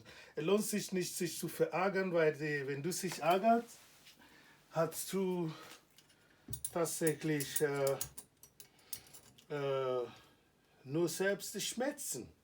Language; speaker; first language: German; non-native, learner; Igbo